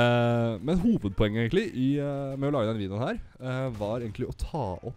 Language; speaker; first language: Norwegian; native; Norwegian